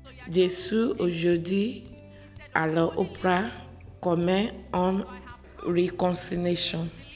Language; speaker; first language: French; non-native, learner; Yoruba